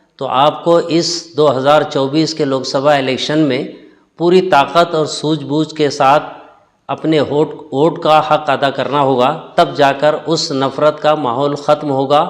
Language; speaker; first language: Urdu; native; Urdu